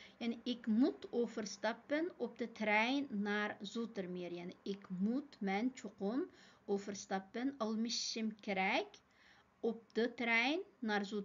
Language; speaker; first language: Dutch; non-native, fluent; Uyghur